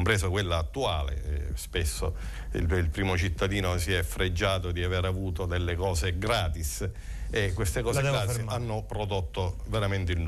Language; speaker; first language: Italian; native; Italian